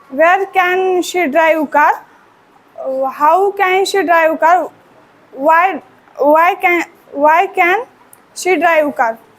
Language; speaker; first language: English; non-native, learner; Marathi